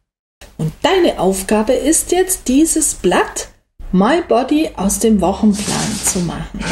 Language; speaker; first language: German; native; German